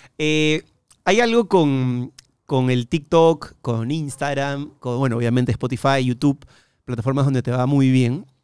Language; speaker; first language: Spanish; native; Spanish